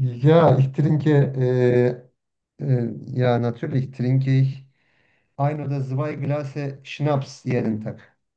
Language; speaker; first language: German; non-native, learner; Turkish